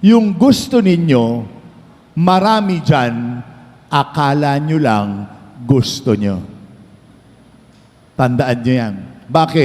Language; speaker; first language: Filipino; native; Filipino